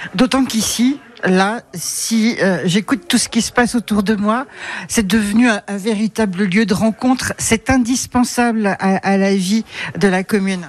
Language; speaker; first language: French; native; French